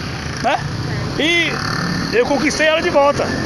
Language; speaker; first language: Portuguese; native; Portuguese